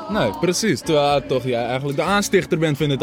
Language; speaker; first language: Dutch; native; Dutch